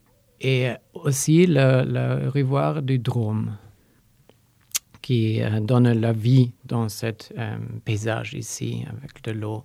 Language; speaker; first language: French; non-native, learner; Polish